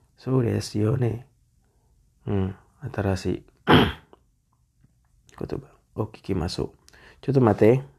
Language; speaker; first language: Japanese; non-native, learner; Indonesian